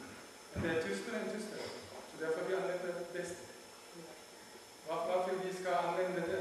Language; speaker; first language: Swedish; non-native, learner; German